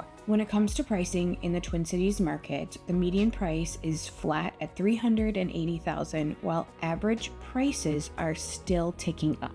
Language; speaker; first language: English; native; English